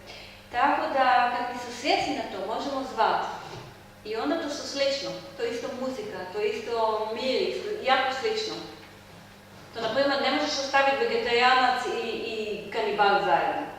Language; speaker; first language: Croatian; non-native, learner; Hebrew